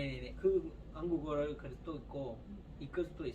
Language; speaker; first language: Korean; non-native, learner; Urdu